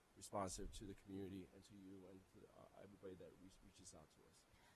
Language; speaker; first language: English; non-native, local second language; Akan